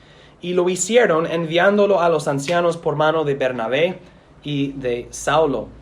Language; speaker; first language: Spanish; non-native, fluent; English